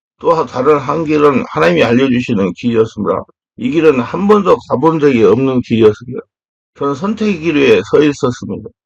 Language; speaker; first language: Korean; native; Korean